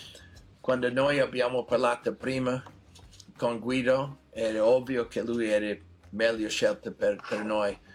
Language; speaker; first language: Italian; non-native, fluent; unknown